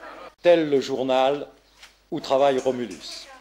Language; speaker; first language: French; native; French